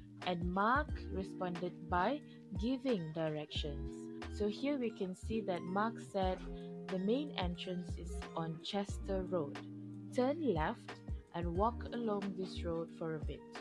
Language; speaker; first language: English; non-native, local second language; Malay